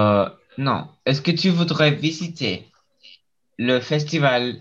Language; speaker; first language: French; non-native, learner; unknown